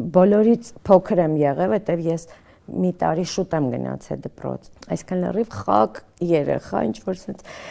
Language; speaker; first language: Armenian; early bilingual, other home language; Russian